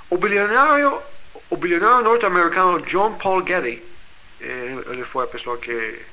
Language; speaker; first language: Portuguese; non-native, fluent; English